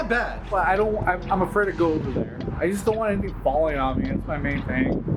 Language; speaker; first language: English; native; English